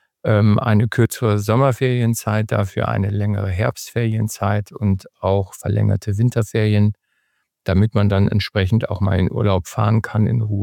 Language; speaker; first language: German; native; German